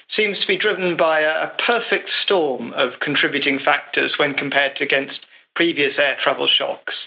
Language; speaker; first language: English; native; English